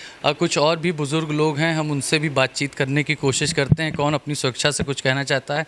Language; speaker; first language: Hindi; native; Hindi